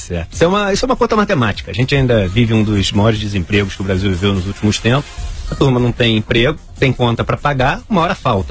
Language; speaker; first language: Portuguese; native; Portuguese